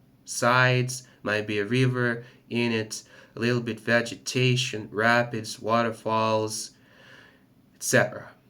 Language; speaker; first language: English; non-native, fluent; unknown